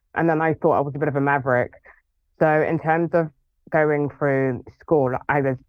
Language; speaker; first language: English; early bilingual, other home language; Yoruba